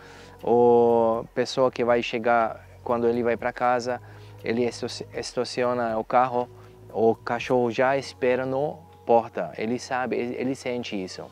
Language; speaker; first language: Portuguese; non-native, learner; German